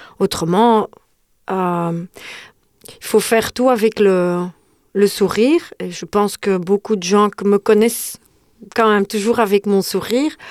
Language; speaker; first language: French; non-native, local second language; Dutch